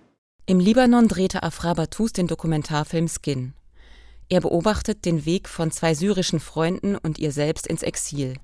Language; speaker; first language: German; native; German